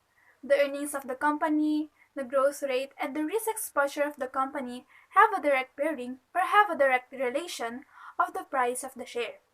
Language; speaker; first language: English; non-native, local second language; Filipino